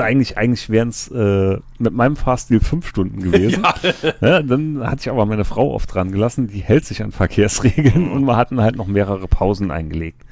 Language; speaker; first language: German; native; German